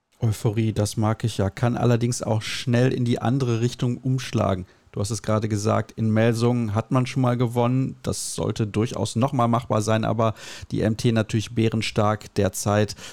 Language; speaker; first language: German; native; German